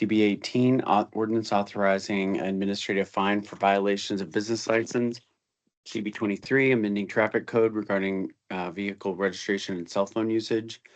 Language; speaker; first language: English; native; English